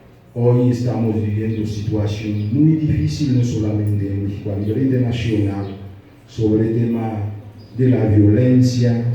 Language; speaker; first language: Spanish; non-native, fluent; Haitian Creole